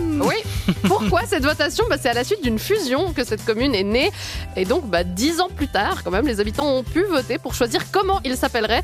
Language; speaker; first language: French; native; French